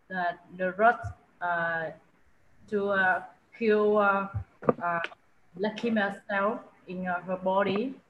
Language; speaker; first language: English; non-native, learner; Vietnamese